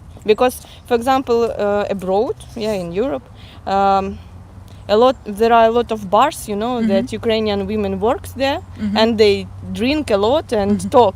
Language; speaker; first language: English; non-native, fluent; Russian